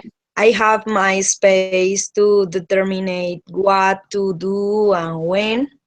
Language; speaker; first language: English; non-native, learner; Spanish